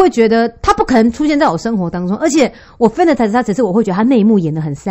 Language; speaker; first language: Chinese; native; Chinese